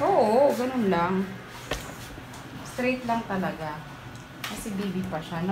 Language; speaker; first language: Filipino; native; Filipino